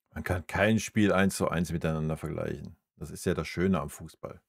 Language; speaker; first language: German; native; German